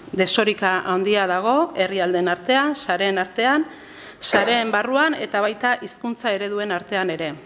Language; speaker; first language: Basque; native; Basque